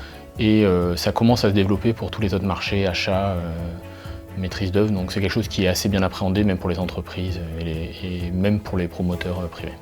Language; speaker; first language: French; native; French